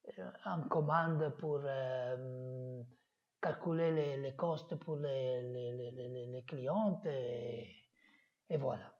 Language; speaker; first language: French; non-native, fluent; Italian